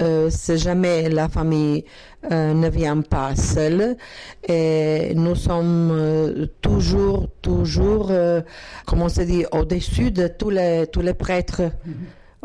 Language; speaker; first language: French; non-native, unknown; Croatian